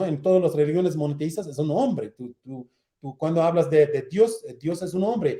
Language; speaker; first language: Spanish; non-native, learner; Kurdish